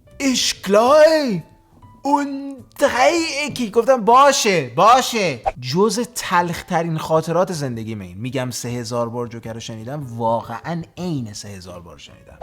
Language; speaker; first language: Persian; early bilingual, heritage; Persian